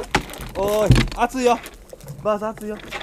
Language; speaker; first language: Japanese; native; Japanese